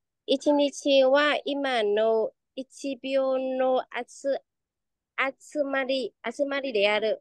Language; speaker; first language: Japanese; non-native, learner; Vietnamese